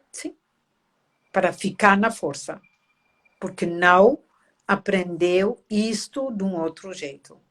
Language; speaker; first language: Portuguese; non-native, fluent; German